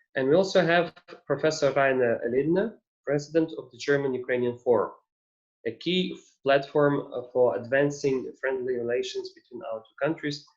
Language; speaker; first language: English; non-native, fluent; Ukrainian